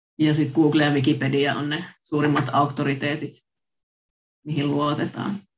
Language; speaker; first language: Finnish; native; Finnish